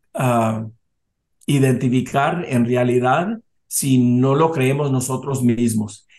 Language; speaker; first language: Spanish; early bilingual, heritage; Spanish